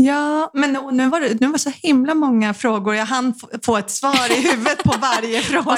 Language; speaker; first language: Swedish; native; Swedish